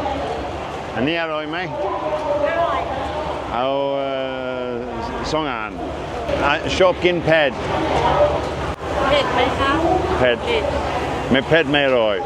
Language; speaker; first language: Thai; non-native, learner; Norwegian